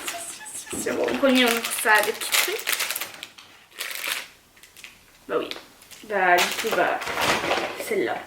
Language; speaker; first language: French; native; French